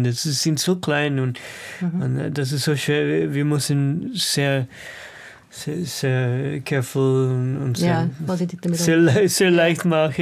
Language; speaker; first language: German; non-native, learner; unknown